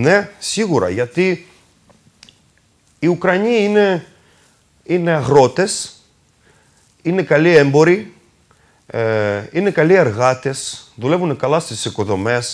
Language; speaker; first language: Greek; non-native, fluent; Russian